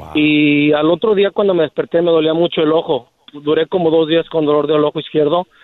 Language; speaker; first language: Spanish; native; Spanish